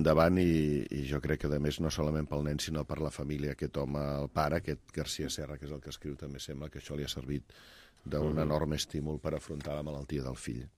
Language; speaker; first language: Catalan; native; Catalan